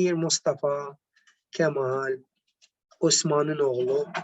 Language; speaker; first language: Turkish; non-native, learner; Arabic